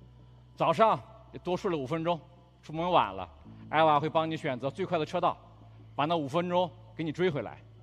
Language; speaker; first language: Chinese; native; Chinese